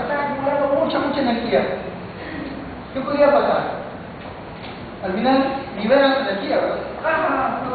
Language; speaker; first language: Spanish; native; Spanish